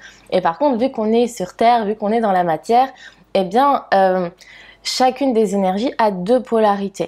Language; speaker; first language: French; native; French